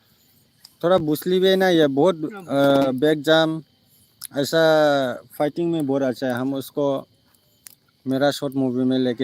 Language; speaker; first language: Hindi; non-native, local second language; Bodo